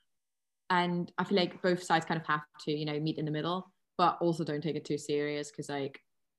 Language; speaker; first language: English; non-native, fluent; German